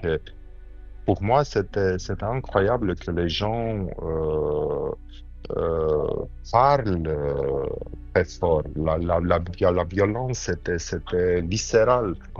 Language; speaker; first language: French; non-native, fluent; Romanian